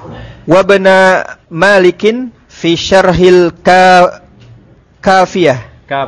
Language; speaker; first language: Arabic; non-native, learner; Indonesian